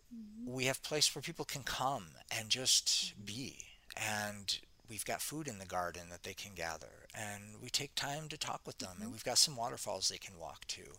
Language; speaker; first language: English; native; English